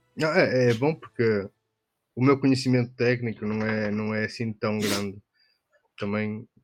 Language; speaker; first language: Portuguese; native; Portuguese